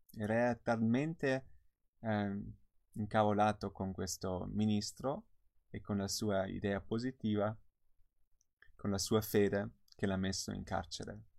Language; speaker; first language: Italian; non-native, fluent; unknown